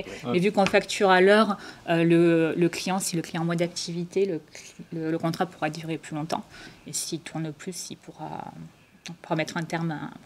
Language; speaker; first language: French; native; French